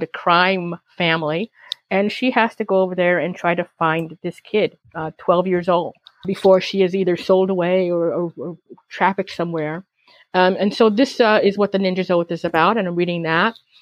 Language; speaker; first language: English; native; English